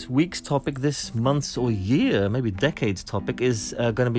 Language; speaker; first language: English; native; English